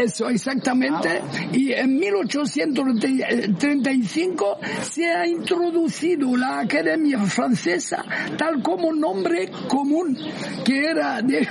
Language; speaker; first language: Spanish; non-native, fluent; French